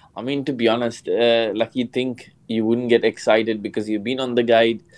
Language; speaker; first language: English; non-native, local second language; Sinhala